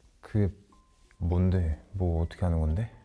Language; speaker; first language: Korean; native; Korean